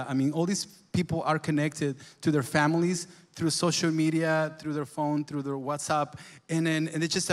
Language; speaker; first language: English; non-native, fluent; Spanish